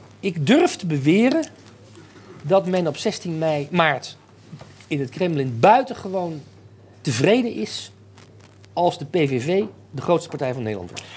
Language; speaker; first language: Dutch; native; Dutch